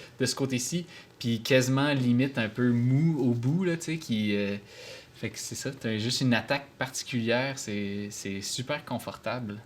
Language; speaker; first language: French; native; French